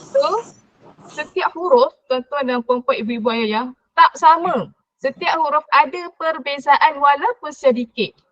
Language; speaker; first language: Malay; native; Malay